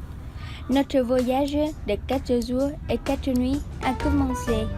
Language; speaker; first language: French; non-native, learner; Vietnamese